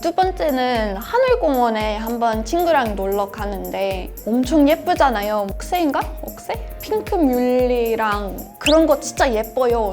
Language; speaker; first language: Korean; non-native, fluent; English